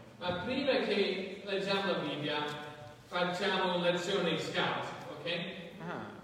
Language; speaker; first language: Italian; non-native, fluent; English